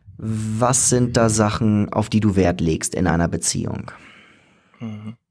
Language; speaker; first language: German; native; German